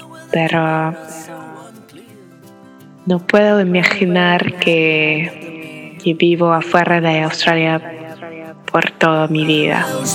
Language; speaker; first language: Spanish; non-native, fluent; English